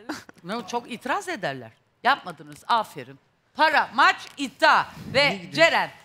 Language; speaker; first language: Turkish; native; Turkish